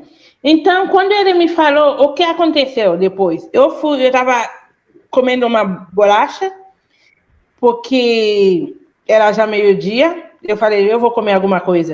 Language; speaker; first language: Portuguese; non-native, fluent; Haitian Creole